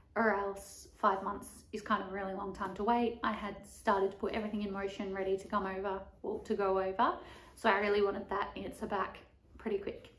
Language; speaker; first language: English; native; English